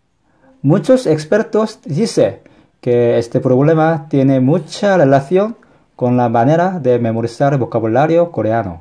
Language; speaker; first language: Spanish; non-native, fluent; Korean